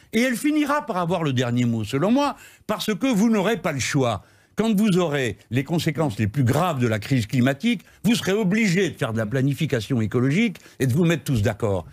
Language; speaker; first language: French; native; French